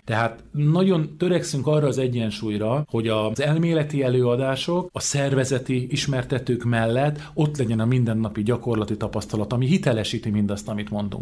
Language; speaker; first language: Hungarian; native; Hungarian